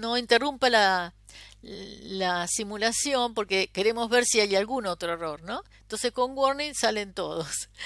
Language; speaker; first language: Spanish; native; Spanish